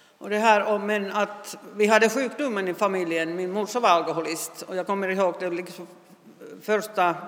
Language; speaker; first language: Swedish; non-native, fluent; Finnish